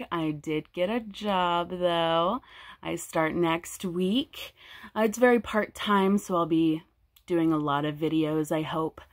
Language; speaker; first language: English; native; English